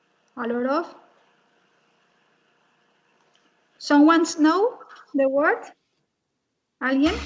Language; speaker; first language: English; non-native, fluent; Spanish